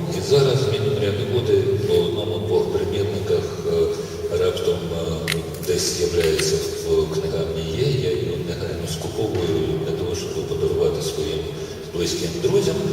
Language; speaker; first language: Ukrainian; non-native, local second language; Russian